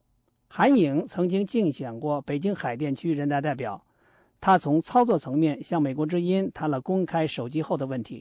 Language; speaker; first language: Chinese; native; Chinese